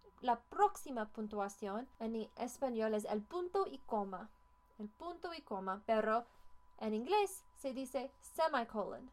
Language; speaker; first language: Spanish; non-native, fluent; English